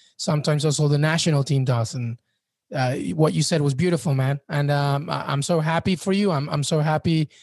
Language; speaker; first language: English; native; English